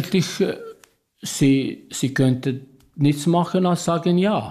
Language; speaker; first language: German; non-native, learner; Serbian